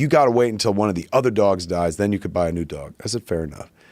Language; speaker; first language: English; native; English